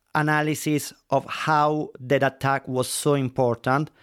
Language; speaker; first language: English; non-native, fluent; Italian